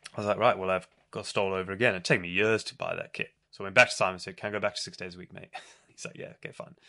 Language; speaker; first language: English; native; English